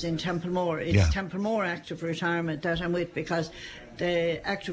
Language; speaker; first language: English; native; English